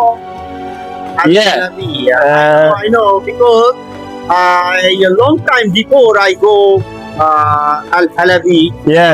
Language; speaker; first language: English; non-native, learner; Bangla